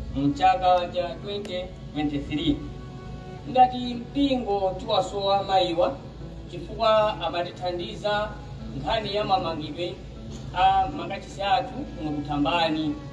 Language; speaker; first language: Nyanja; native; Nyanja